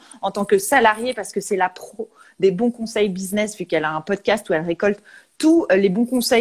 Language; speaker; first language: French; native; French